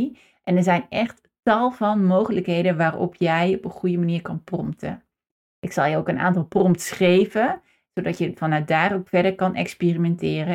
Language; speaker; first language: Dutch; native; Dutch